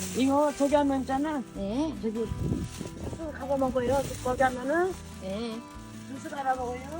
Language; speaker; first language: Korean; non-native, learner; Thai